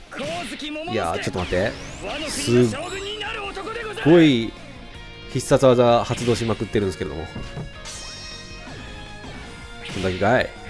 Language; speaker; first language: Japanese; native; Japanese